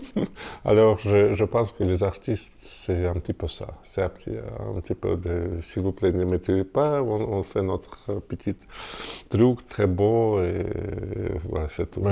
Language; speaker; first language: French; non-native, fluent; Russian